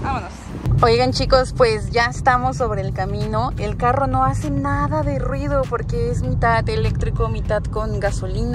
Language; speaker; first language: Spanish; native; Spanish